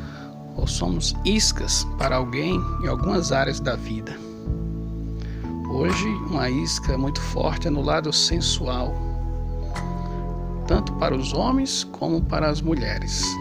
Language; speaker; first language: Portuguese; native; Portuguese